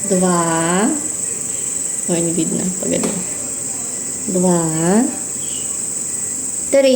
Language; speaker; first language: Russian; non-native, learner; Filipino